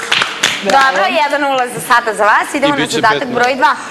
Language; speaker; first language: Croatian; native; Croatian